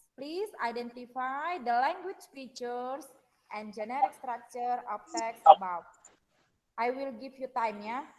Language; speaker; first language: English; non-native, learner; Indonesian